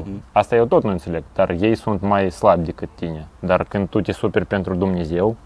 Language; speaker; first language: Romanian; non-native, local second language; Russian